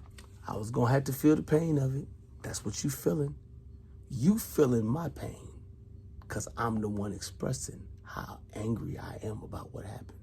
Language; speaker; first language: English; native; English